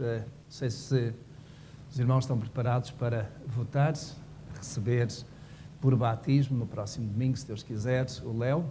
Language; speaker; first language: Portuguese; native; Portuguese